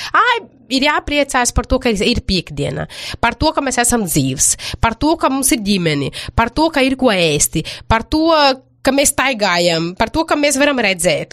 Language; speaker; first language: Latvian; non-native, fluent; Portuguese